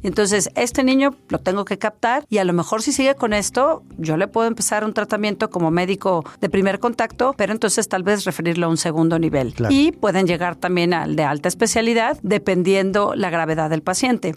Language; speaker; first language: Spanish; native; Spanish